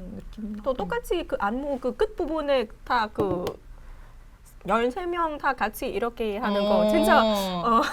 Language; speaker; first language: Korean; non-native, fluent; Vietnamese